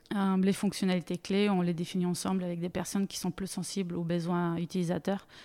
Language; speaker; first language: French; non-native, fluent; Bulgarian